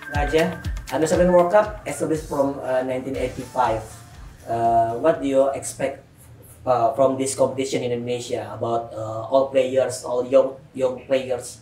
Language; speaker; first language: English; non-native, learner; Indonesian